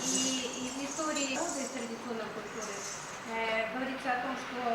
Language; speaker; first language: Russian; native; Russian